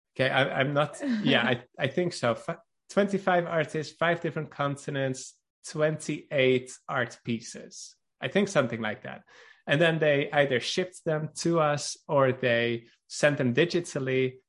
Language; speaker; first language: English; non-native, fluent; Dutch